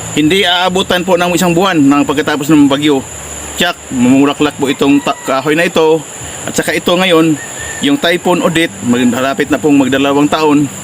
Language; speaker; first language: Filipino; non-native, local second language; Cebuano